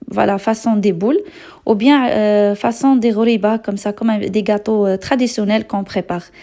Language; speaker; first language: French; non-native, local second language; Arabic